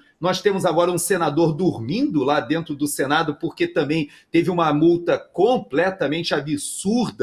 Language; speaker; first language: Portuguese; native; Portuguese